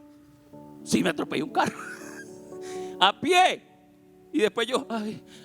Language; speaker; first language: Spanish; native; Spanish